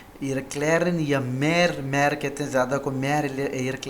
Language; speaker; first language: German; non-native, fluent; Urdu